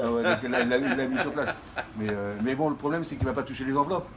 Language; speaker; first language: French; native; French